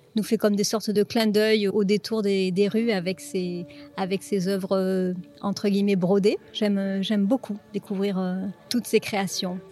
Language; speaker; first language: French; native; French